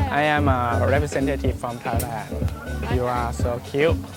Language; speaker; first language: English; non-native, learner; Thai